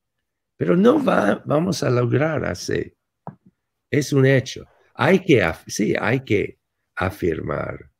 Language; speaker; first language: Spanish; non-native, fluent; English